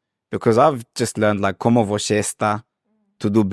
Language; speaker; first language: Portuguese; non-native, learner; English